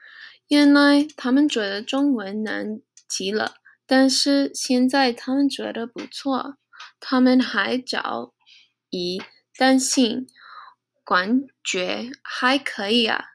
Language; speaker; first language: Chinese; non-native, learner; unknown